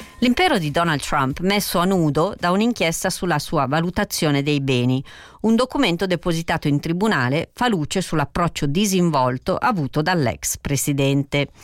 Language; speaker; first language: Italian; native; Italian